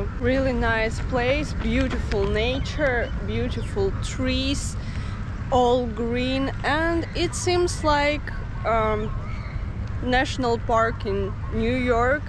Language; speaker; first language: English; non-native, fluent; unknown